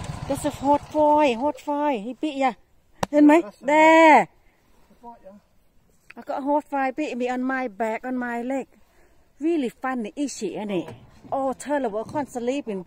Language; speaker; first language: English; non-native, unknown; Thai